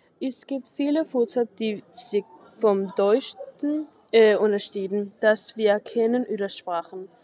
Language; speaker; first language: German; non-native, learner; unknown